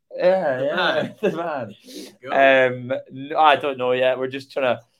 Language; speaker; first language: English; native; English